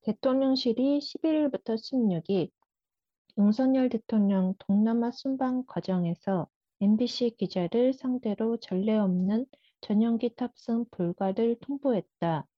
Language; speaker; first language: Korean; early bilingual, heritage; Korean